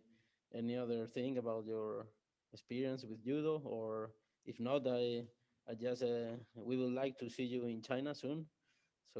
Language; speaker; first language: English; non-native, learner; Spanish